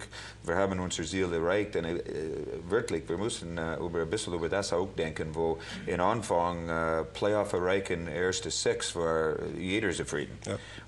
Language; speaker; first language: German; non-native, learner; English